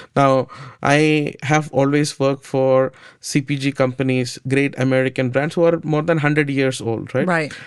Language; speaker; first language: English; non-native, local second language; Malayalam